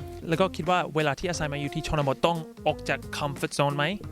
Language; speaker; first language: Thai; early bilingual, other home language; English